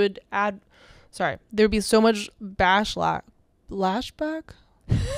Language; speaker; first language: English; native; English